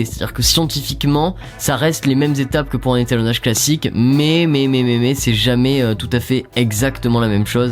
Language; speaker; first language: French; native; French